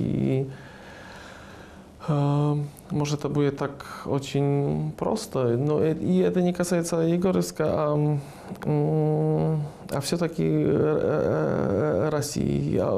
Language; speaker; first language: Russian; non-native, fluent; Polish